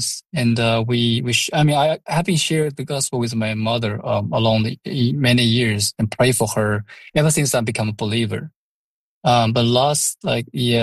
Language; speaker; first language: English; non-native, fluent; Chinese